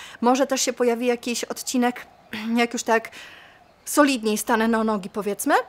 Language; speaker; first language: Polish; native; Polish